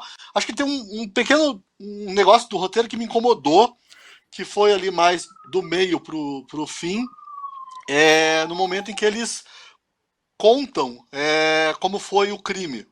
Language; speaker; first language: Portuguese; native; Portuguese